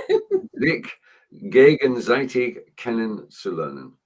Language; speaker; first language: German; non-native, learner; English